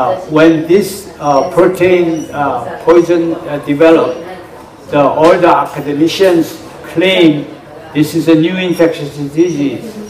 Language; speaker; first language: English; non-native, fluent; Korean